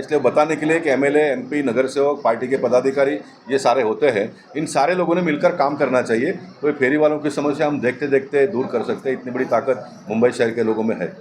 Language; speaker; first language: Hindi; non-native, local second language; Tulu